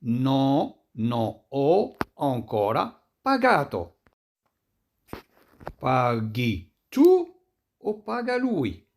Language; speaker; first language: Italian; non-native, fluent; Arabic